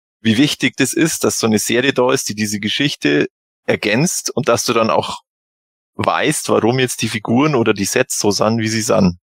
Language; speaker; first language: German; native; German